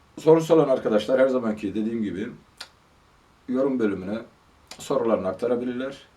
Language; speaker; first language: Turkish; native; Turkish